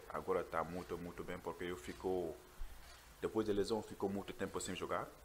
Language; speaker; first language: Portuguese; non-native, learner; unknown